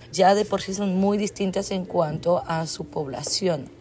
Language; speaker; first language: Spanish; non-native, fluent; French